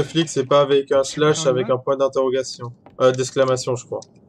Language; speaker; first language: French; native; French